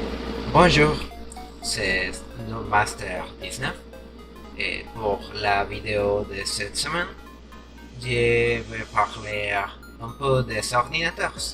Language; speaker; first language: French; non-native, learner; Spanish